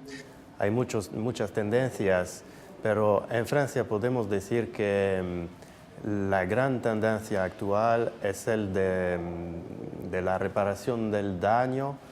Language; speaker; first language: Spanish; non-native, fluent; French